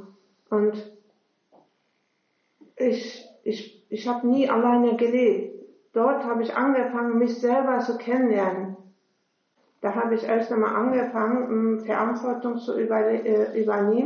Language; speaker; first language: German; non-native, fluent; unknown